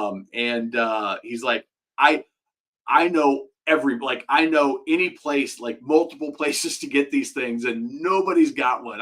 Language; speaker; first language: English; native; English